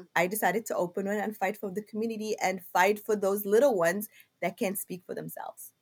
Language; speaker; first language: English; non-native, fluent; Somali